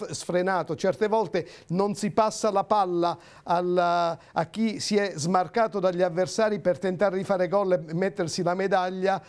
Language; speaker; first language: Italian; native; Italian